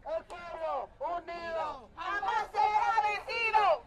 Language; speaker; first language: Spanish; early bilingual, heritage; Spanish